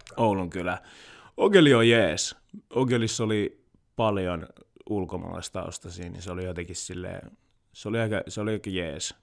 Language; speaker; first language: Finnish; early bilingual, other home language; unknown